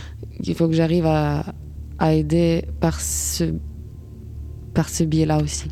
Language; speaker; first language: French; non-native, fluent; Ukrainian